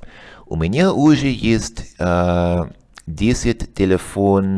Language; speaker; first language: Russian; non-native, learner; English